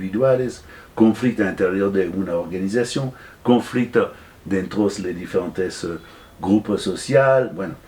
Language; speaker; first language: Spanish; non-native, fluent; French